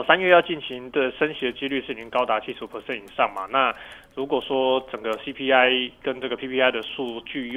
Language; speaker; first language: Chinese; native; Chinese